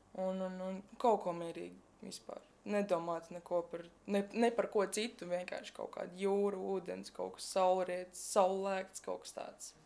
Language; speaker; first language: Latvian; native; Latvian